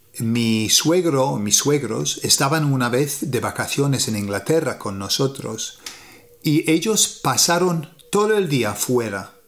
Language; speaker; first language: Spanish; native; Spanish